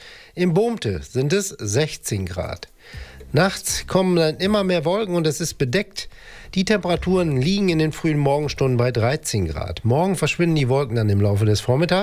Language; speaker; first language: German; native; German